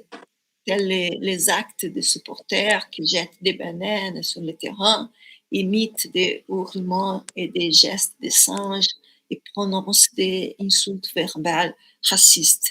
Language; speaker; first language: French; non-native, fluent; Portuguese